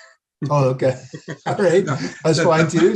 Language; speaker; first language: English; native; English